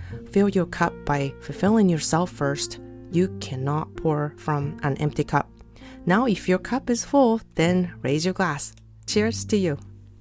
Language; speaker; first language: English; non-native, fluent; Japanese